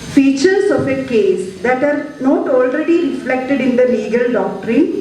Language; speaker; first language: English; non-native, local second language; Malayalam